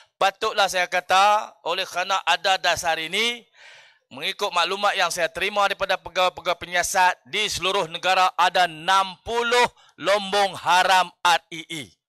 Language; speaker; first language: Malay; native; Malay